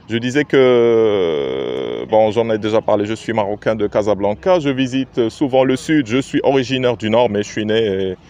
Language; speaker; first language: French; non-native, local second language; Arabic